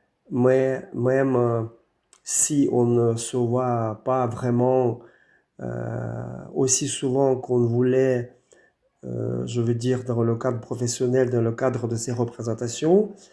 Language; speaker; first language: French; non-native, fluent; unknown